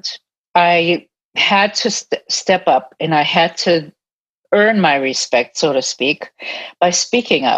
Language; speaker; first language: English; native; English